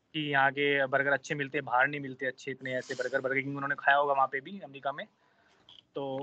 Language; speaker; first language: Hindi; native; Hindi